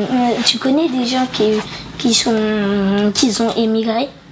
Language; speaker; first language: French; early bilingual, other home language; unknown